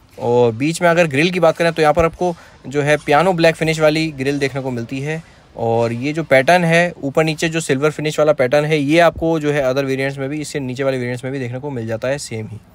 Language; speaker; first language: Hindi; native; Hindi